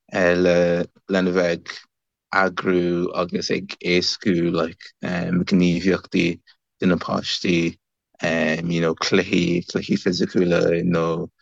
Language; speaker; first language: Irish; non-native, learner; English